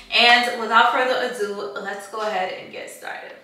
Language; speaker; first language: English; native; English